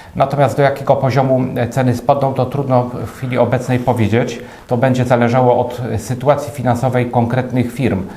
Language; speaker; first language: Polish; native; Polish